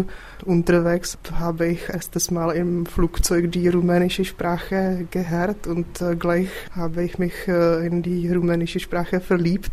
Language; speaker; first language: German; non-native, fluent; Czech